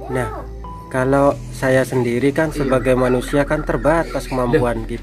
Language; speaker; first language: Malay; non-native, local second language; Javanese